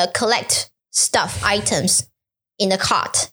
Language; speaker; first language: English; non-native, learner; Chinese